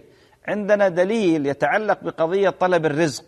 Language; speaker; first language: Arabic; native; Arabic